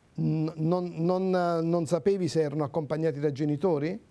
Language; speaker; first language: Italian; native; Italian